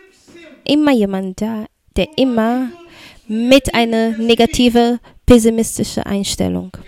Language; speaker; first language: German; non-native, fluent; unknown